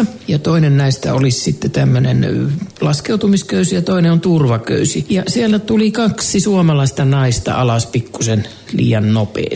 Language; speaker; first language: Finnish; native; Finnish